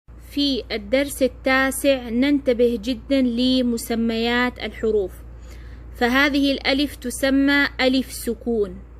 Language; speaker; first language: Arabic; non-native, fluent; Oromo